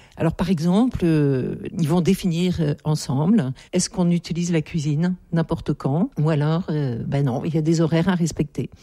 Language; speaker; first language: French; native; French